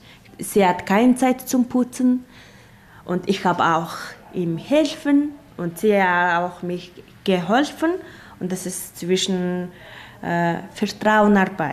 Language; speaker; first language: German; non-native, learner; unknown